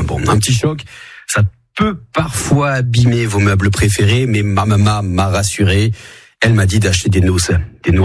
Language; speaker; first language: French; native; French